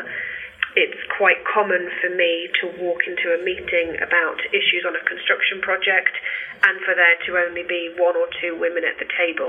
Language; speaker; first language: English; native; English